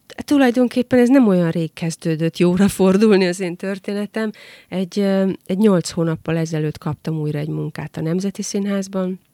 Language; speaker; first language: Hungarian; native; Hungarian